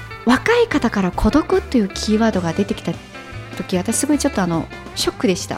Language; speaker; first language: Japanese; non-native, fluent; Chinese